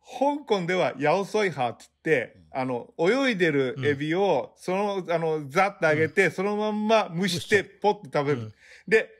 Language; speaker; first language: Japanese; native; Japanese